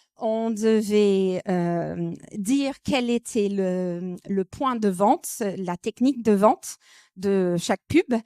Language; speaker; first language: French; non-native, fluent; English